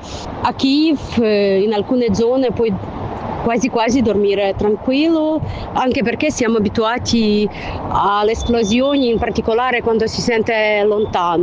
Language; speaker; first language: Italian; non-native, fluent; Ukrainian